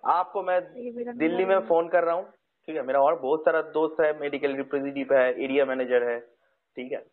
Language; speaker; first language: Hindi; non-native, local second language; Bangla